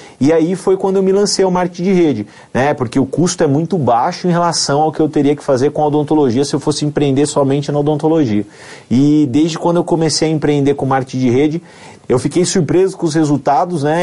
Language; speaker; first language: Portuguese; native; Portuguese